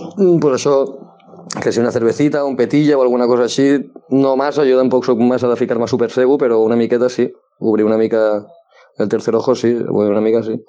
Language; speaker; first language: Catalan; non-native, local second language; Spanish